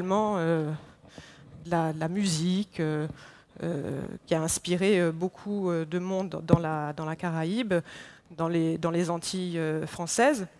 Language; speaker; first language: French; non-native, local second language; Haitian Creole